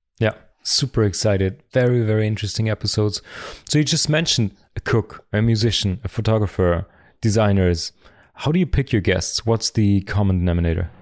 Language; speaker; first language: English; non-native, fluent; German